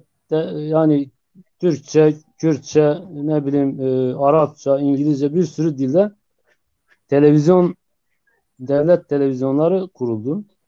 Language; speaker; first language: Turkish; non-native, local second language; Zaza